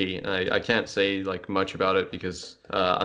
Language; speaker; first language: English; non-native, fluent; French